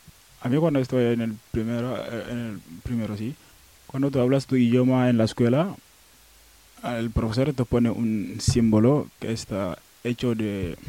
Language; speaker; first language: Spanish; non-native, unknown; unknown